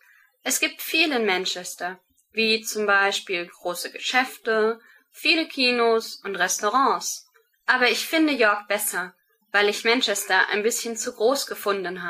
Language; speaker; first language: German; non-native, learner; English